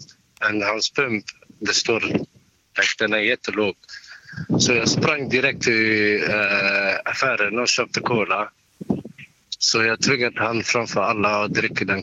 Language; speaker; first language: Swedish; non-native, local second language; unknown